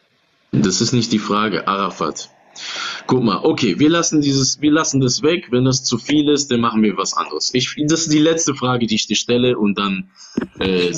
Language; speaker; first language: German; native; German